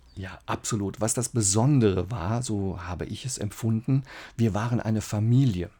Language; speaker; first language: German; native; German